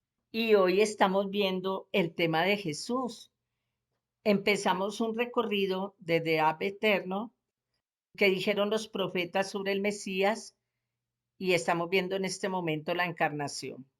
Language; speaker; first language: Spanish; native; Spanish